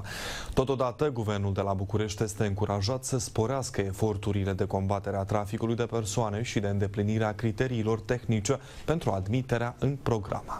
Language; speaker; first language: Romanian; native; Romanian